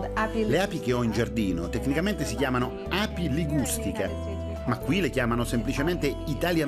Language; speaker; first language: Italian; native; Italian